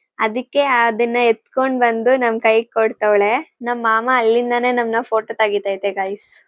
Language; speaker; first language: Kannada; non-native, local second language; Telugu